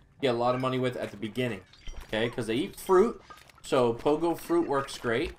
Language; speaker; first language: English; native; English